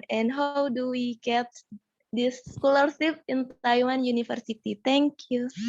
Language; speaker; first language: English; non-native, learner; Indonesian